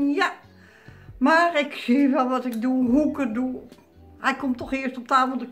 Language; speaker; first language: Dutch; native; Dutch